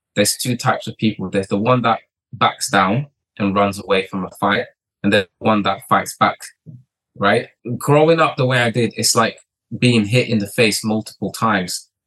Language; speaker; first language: English; early bilingual, other home language; Portuguese